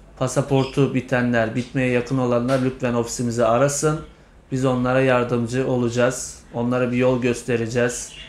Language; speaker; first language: Turkish; native; Turkish